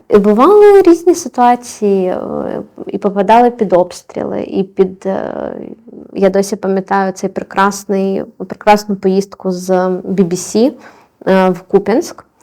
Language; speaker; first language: Ukrainian; native; Ukrainian